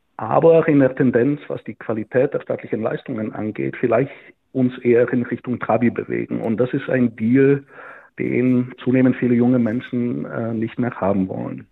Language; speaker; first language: German; non-native, fluent; Bulgarian